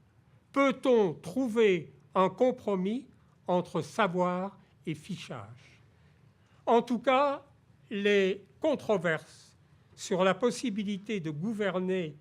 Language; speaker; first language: French; native; French